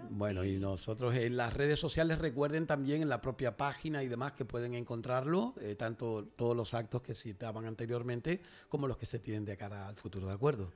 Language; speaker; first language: Spanish; native; Spanish